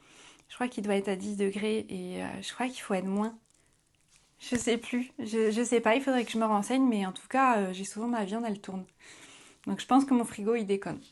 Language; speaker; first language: French; native; French